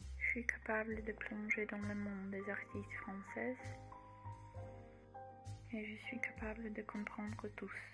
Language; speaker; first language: French; non-native, learner; Croatian